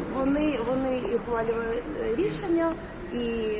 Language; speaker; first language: Ukrainian; native; Ukrainian